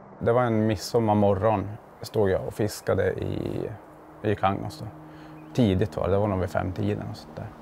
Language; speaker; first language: Swedish; native; Swedish